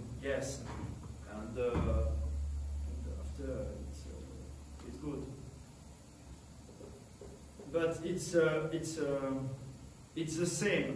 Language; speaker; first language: English; non-native, learner; French